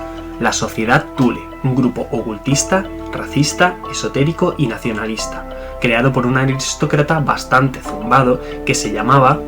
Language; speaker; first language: Spanish; native; Spanish